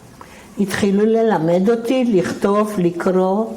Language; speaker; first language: Hebrew; non-native, fluent; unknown